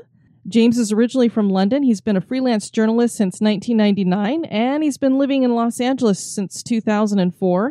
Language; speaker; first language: English; native; English